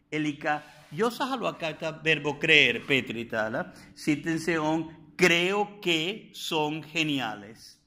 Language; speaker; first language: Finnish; non-native, fluent; Spanish